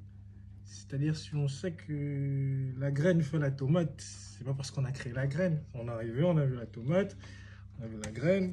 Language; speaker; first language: French; native; French